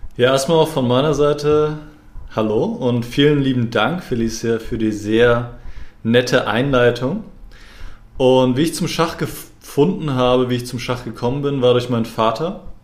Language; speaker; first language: German; native; German